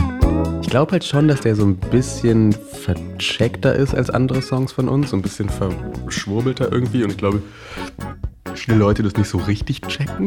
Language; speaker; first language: German; native; German